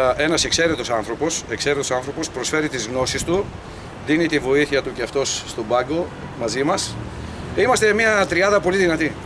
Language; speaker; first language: Greek; early bilingual, heritage; Greek